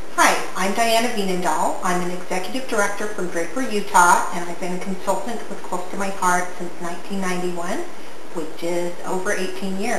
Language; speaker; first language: English; native; English